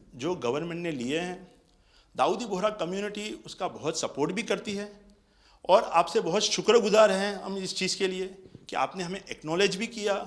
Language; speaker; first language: Hindi; non-native, local second language; Gujarati